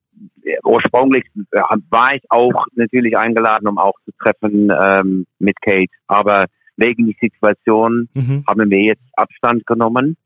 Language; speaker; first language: German; non-native, fluent; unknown